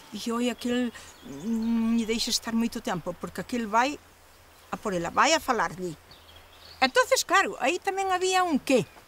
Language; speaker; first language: Galician; native; Galician